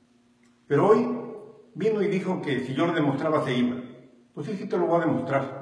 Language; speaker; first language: Spanish; native; Spanish